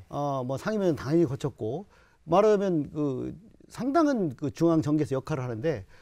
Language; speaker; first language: Korean; native; Korean